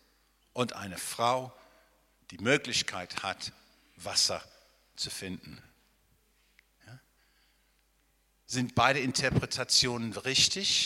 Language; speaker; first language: German; non-native, fluent; English